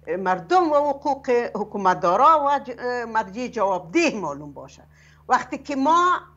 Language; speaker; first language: Persian; native; Persian